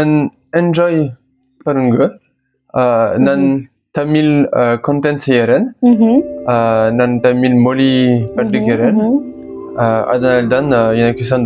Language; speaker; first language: Tamil; non-native, learner; French